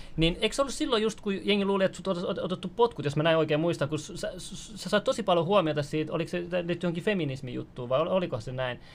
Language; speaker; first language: Finnish; native; Finnish